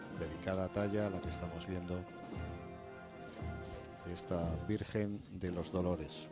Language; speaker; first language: Spanish; native; Spanish